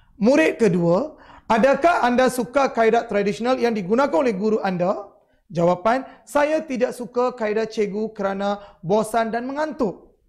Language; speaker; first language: Malay; non-native, local second language; Tamil